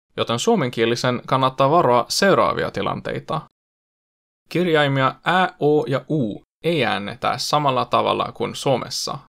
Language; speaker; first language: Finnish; non-native, fluent; Swedish